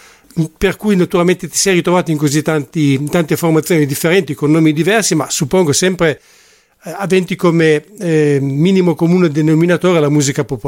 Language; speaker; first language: Italian; native; Italian